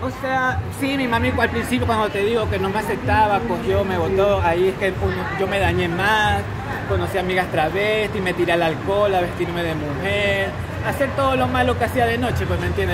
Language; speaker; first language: Spanish; native; Spanish